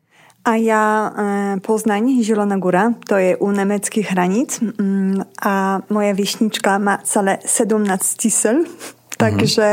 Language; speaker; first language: Czech; non-native, learner; Polish